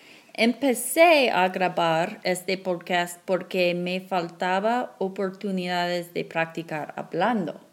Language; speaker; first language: Spanish; non-native, fluent; English